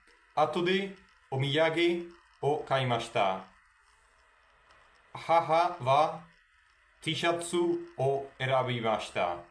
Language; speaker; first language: Japanese; non-native, learner; Spanish